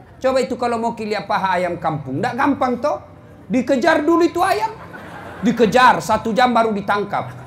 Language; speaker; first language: Indonesian; native; Indonesian